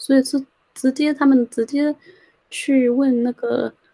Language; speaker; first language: Chinese; early bilingual, heritage; Chinese